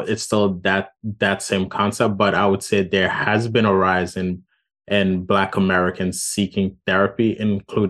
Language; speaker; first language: English; non-native, fluent; Haitian Creole